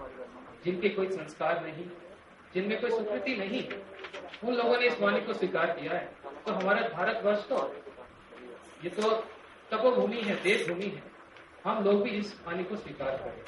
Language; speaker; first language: Hindi; native; Hindi